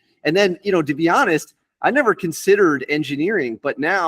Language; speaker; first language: English; native; English